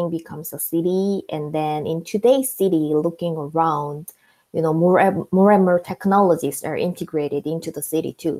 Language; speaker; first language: English; non-native, fluent; Korean